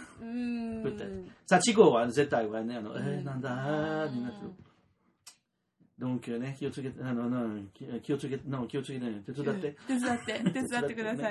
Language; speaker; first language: Japanese; non-native, learner; French